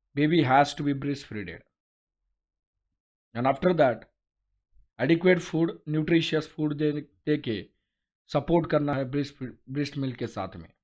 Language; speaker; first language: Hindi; non-native, local second language; Marathi